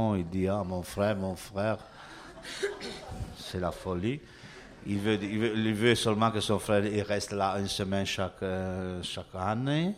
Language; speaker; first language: French; non-native, learner; Italian